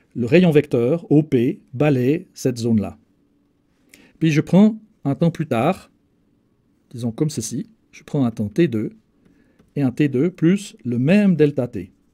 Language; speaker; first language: French; native; French